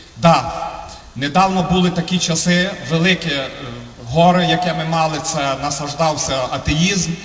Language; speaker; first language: Ukrainian; native; Ukrainian